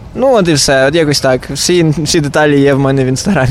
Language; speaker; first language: Ukrainian; native; Ukrainian